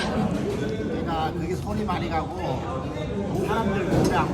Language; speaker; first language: Korean; native; Korean